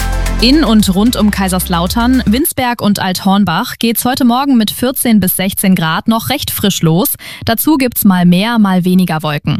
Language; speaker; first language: German; native; German